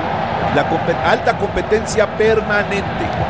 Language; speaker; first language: Spanish; native; Spanish